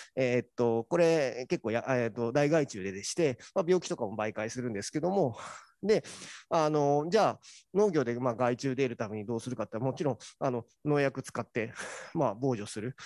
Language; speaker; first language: Japanese; native; Japanese